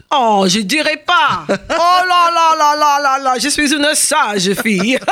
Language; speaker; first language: French; non-native, fluent; English